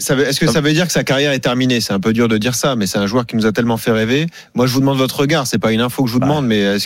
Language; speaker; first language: French; native; French